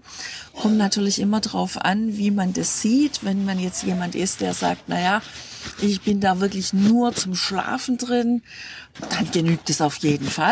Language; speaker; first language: German; native; German